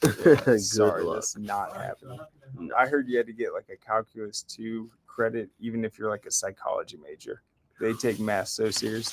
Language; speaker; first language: English; native; English